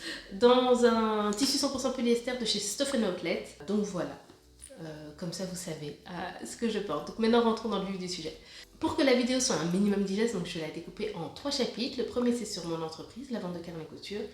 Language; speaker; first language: French; native; French